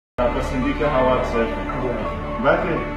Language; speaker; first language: Filipino; non-native, learner; Arabic